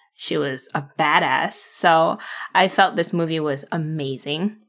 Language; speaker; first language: English; early bilingual, other home language; Cantonese